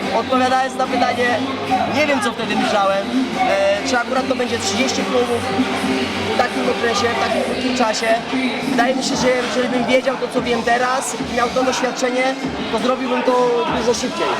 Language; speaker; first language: Polish; native; Polish